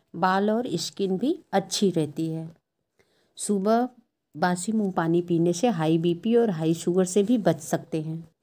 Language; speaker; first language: Hindi; native; Hindi